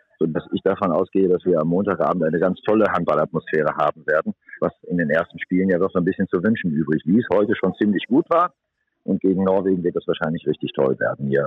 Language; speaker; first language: German; native; German